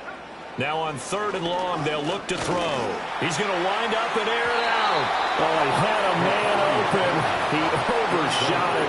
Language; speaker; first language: English; native; English